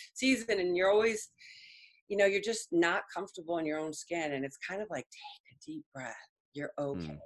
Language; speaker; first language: English; early bilingual, other home language; Spanish